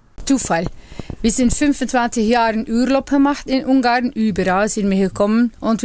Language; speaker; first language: German; non-native, learner; Dutch